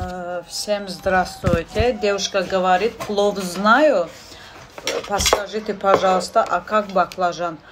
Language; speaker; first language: Russian; non-native, fluent; Azerbaijani